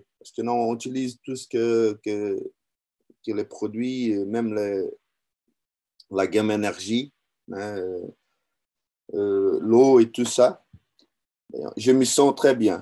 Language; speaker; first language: French; non-native, learner; Portuguese